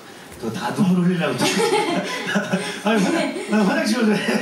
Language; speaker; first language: Korean; native; Korean